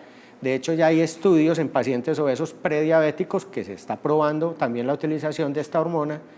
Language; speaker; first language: Spanish; native; Spanish